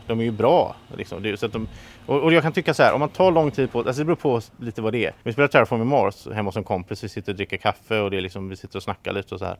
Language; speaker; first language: Swedish; native; Swedish